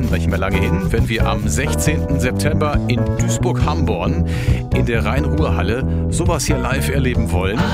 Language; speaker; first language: German; native; German